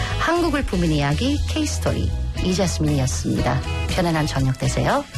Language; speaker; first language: Korean; non-native, fluent; Filipino